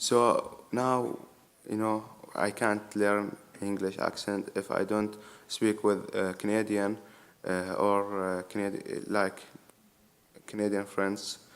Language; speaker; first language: English; non-native, learner; Arabic